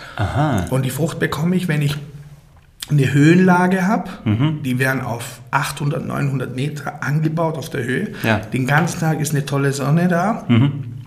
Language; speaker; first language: German; native; German